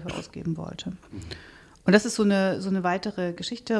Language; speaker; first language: German; native; German